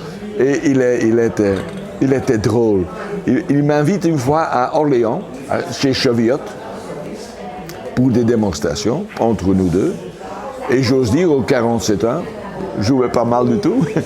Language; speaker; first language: French; non-native, local second language; Dutch